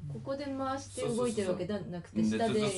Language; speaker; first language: Japanese; native; Japanese